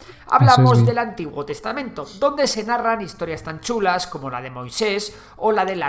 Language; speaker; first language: Spanish; native; Spanish